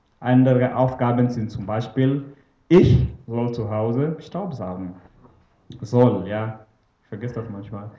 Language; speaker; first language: German; non-native, fluent; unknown